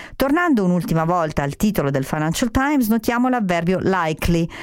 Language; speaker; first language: Italian; native; Italian